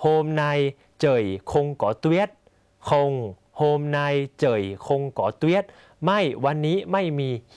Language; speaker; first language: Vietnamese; non-native, fluent; Thai